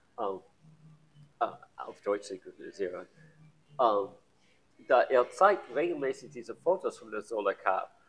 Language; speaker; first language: German; non-native, learner; English